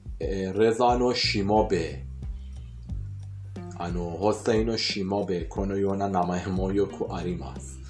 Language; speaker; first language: Japanese; non-native, fluent; Persian